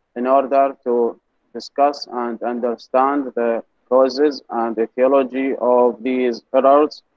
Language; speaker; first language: English; non-native, fluent; Arabic